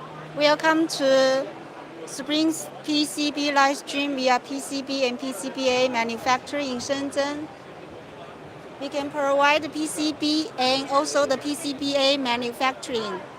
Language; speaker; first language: English; non-native, local second language; Chinese